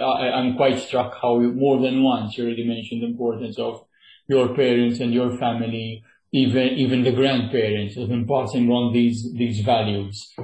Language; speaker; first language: English; non-native, local second language; Maltese